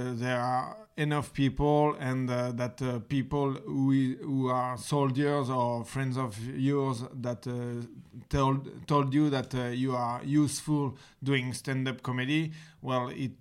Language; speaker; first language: English; non-native, learner; French